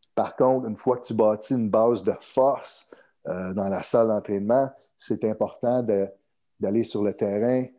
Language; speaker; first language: French; native; French